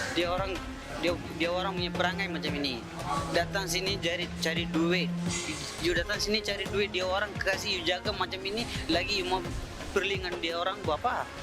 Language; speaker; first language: Malay; non-native, learner; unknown